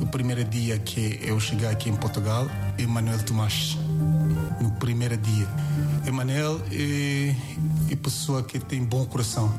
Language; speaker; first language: Portuguese; non-native, learner; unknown